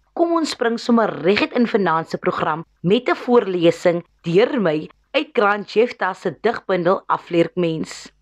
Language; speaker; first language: Afrikaans; native; Afrikaans